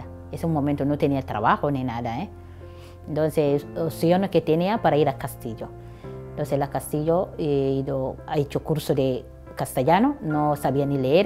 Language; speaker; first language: Spanish; non-native, learner; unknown